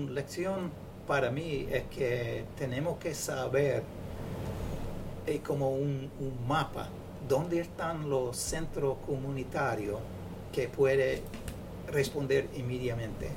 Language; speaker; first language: Spanish; non-native, fluent; English